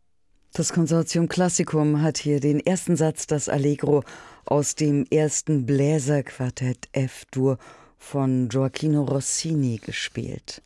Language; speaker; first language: German; native; German